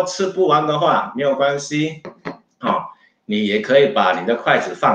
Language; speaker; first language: Chinese; native; Chinese